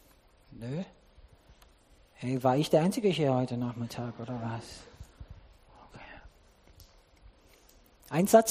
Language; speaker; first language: German; non-native, fluent; English